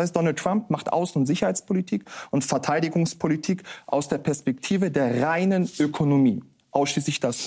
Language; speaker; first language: German; native; German